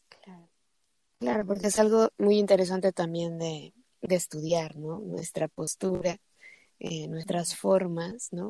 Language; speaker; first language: Spanish; native; Spanish